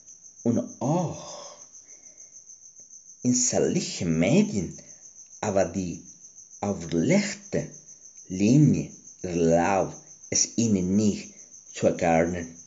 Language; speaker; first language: German; non-native, learner; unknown